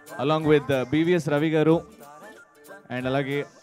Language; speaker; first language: English; non-native, local second language; Telugu